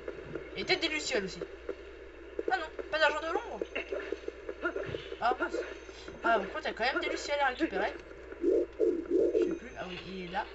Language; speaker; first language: French; native; French